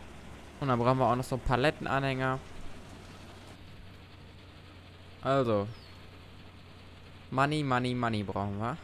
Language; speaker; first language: German; native; German